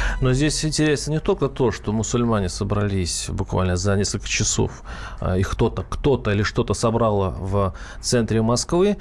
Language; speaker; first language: Russian; native; Russian